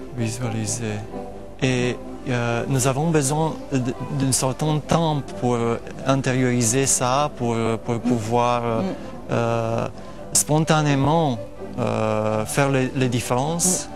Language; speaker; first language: French; non-native, fluent; Romanian